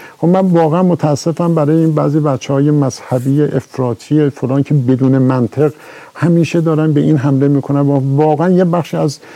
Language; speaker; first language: Persian; native; Persian